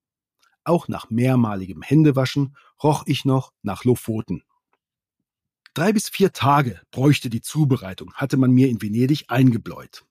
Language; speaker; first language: German; native; German